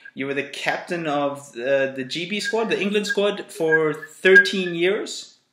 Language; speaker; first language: English; native; English